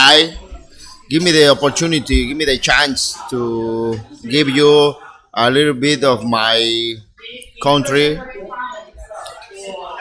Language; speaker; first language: English; non-native, fluent; Spanish